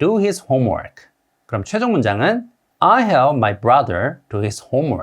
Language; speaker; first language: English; non-native, fluent; Korean